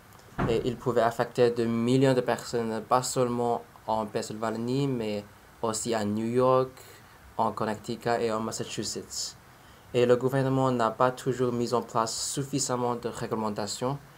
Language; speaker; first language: French; non-native, learner; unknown